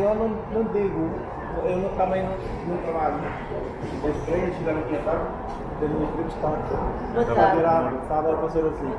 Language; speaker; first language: Portuguese; non-native, learner; Filipino